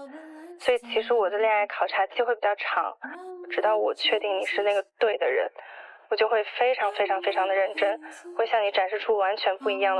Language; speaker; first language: Chinese; native; Chinese